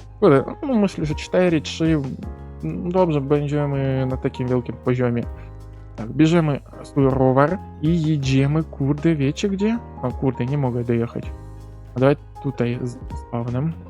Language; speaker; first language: Polish; non-native, learner; Ukrainian